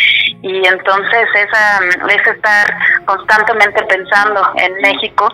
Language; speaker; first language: Spanish; native; Spanish